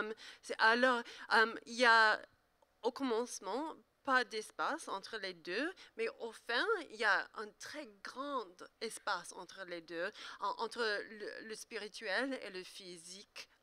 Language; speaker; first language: French; non-native, learner; English